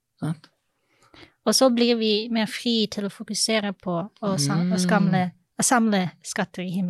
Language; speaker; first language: Norwegian; non-native, fluent; English